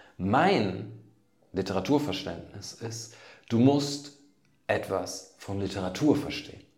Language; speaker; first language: German; native; German